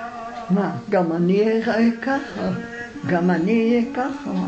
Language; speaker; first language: Hebrew; non-native, fluent; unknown